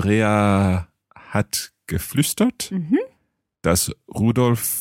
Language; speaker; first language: German; non-native, learner; English